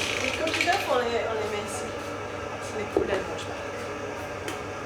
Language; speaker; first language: French; native; French